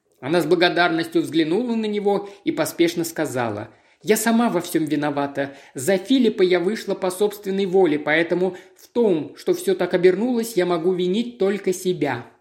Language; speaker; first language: Russian; native; Russian